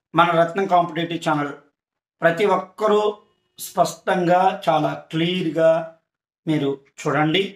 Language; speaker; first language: Telugu; native; Telugu